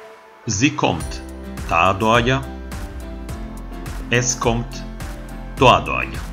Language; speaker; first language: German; non-native, fluent; Macedonian